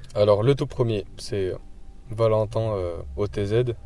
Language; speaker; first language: French; non-native, fluent; Ukrainian